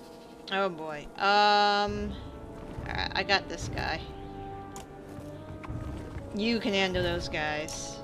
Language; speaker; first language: English; native; English